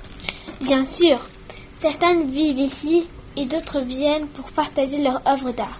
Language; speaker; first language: French; non-native, learner; Spanish